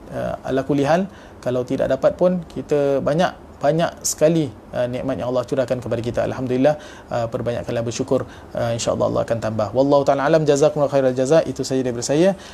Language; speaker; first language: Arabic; non-native, fluent; Malay